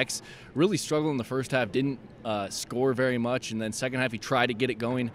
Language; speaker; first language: English; native; English